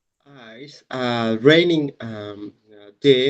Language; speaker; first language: English; non-native, learner; Bangla